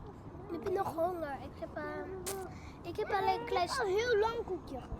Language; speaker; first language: Dutch; early bilingual, other home language; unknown